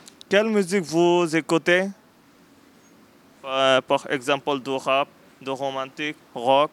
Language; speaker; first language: French; non-native, learner; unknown